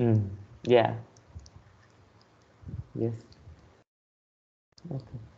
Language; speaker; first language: English; non-native, learner; Vietnamese